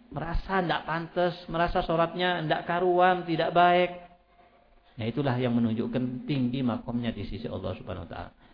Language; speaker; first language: Indonesian; native; Indonesian